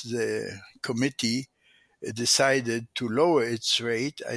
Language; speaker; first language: English; non-native, fluent; Hebrew